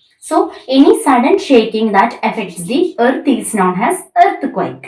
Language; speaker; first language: English; non-native, local second language; Malayalam